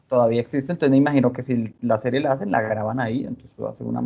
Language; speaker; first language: Spanish; native; Spanish